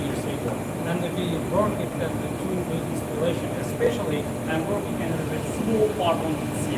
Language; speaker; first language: English; non-native, fluent; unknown